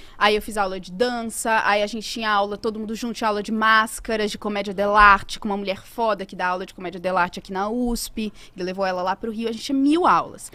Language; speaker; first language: Portuguese; native; Portuguese